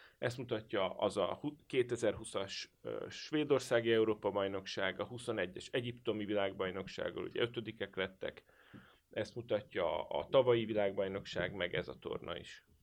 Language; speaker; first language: Hungarian; native; Hungarian